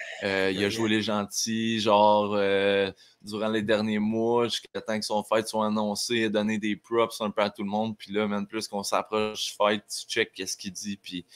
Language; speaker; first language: French; native; French